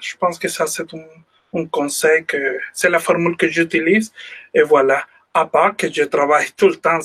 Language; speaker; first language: French; non-native, fluent; Spanish